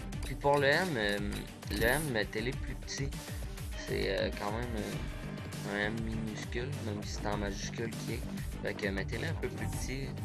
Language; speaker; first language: French; native; French